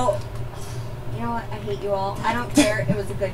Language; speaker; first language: English; native; English